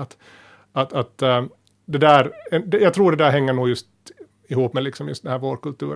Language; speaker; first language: Swedish; native; Swedish